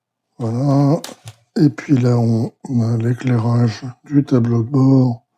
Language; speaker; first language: French; native; French